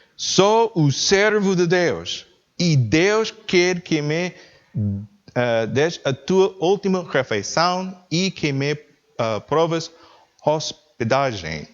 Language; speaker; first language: Portuguese; non-native, learner; English